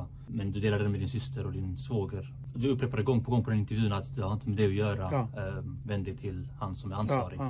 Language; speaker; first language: Swedish; native; Swedish